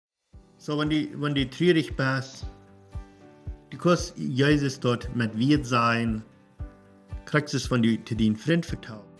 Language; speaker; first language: German; non-native, learner; Plautdietsch